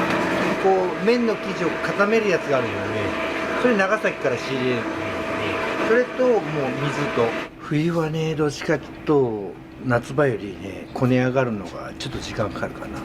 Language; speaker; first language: Japanese; native; Japanese